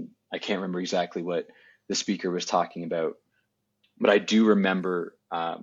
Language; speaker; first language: English; native; English